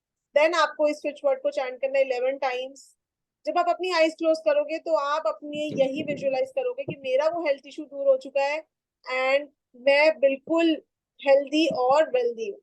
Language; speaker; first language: Hindi; native; Hindi